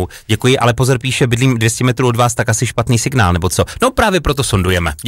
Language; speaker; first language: Czech; native; Czech